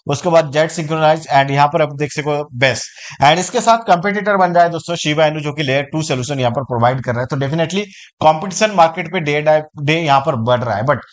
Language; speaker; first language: Hindi; native; Hindi